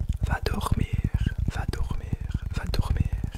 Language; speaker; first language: Spanish; non-native, learner; English